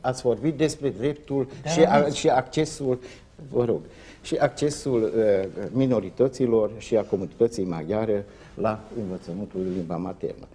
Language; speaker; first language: Romanian; non-native, local second language; Hungarian